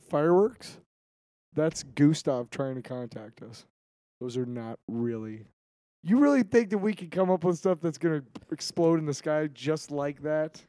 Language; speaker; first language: English; native; English